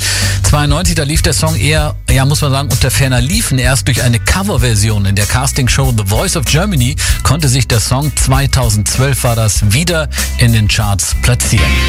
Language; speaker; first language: German; native; German